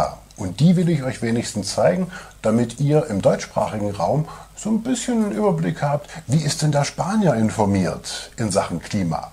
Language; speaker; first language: German; native; German